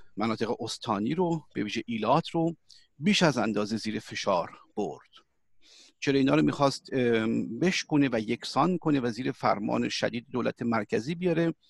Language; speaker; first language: Persian; early bilingual, heritage; Persian